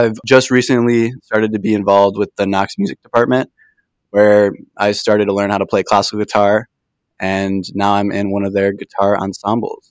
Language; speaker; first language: English; native; English